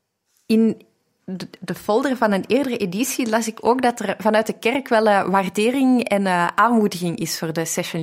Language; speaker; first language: Dutch; native; Dutch